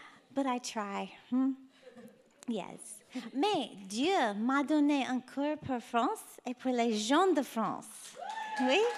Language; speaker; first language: French; non-native, learner; English